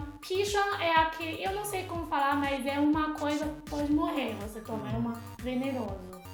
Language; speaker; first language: Portuguese; non-native, fluent; Chinese